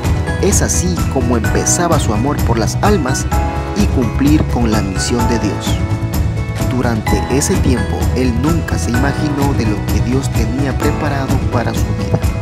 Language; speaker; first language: Spanish; native; Spanish